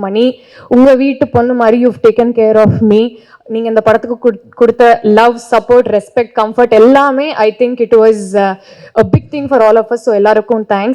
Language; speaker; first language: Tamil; non-native, learner; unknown